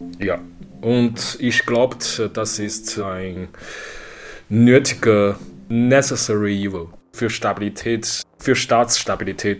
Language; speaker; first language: German; non-native, learner; Chinese